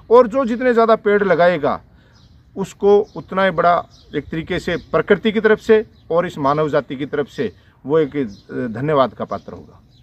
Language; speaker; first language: Hindi; native; Hindi